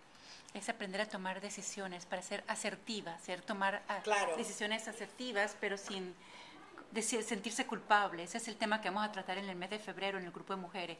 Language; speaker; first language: Spanish; native; Spanish